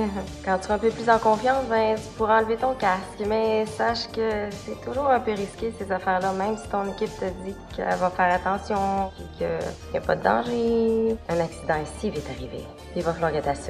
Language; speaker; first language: French; native; French